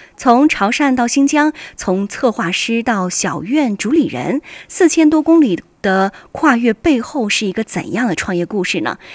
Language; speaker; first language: Chinese; native; Chinese